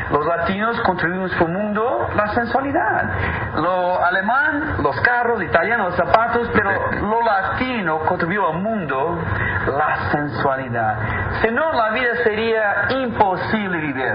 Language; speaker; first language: Spanish; non-native, fluent; Portuguese